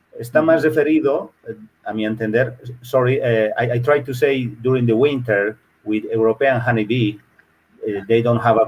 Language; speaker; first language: English; non-native, learner; Spanish